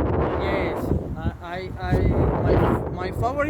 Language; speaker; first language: English; non-native, learner; Spanish